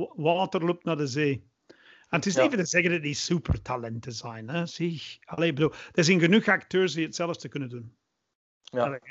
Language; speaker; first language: Dutch; non-native, fluent; English